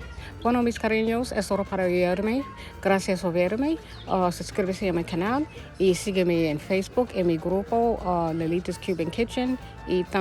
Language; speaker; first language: Spanish; early bilingual, heritage; Spanish